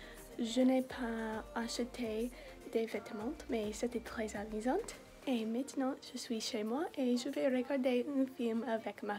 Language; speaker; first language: French; non-native, learner; English